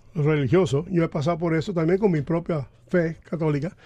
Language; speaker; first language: Spanish; early bilingual, heritage; Spanish